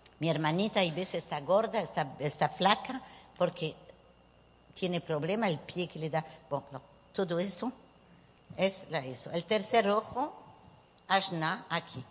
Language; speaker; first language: Spanish; early bilingual, heritage; Spanish